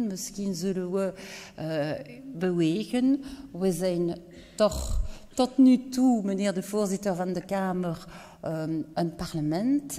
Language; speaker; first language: Dutch; non-native, local second language; French